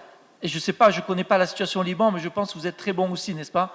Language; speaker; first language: French; native; French